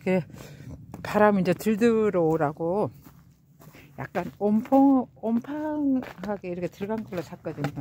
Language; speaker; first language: Korean; native; Korean